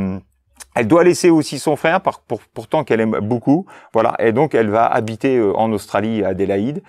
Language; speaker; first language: French; native; French